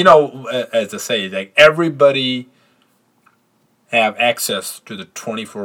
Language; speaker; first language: English; non-native, local second language; Punjabi